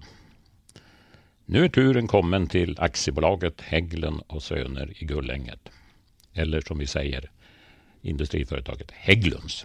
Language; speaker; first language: Swedish; native; Swedish